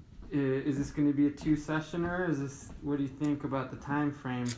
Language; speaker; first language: English; native; English